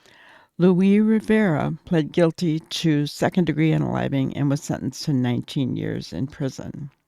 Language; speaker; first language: English; native; English